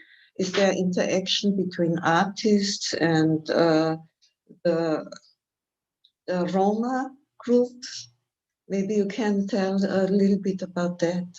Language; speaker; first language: English; non-native, fluent; German